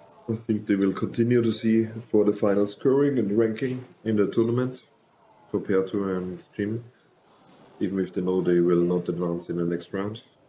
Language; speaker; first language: English; non-native, fluent; German